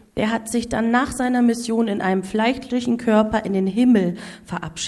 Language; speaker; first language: German; native; German